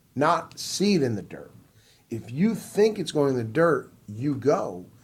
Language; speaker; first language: English; native; English